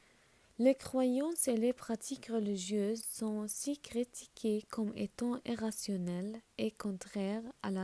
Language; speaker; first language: French; non-native, learner; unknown